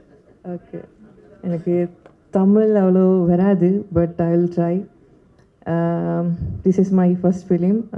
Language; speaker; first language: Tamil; non-native, learner; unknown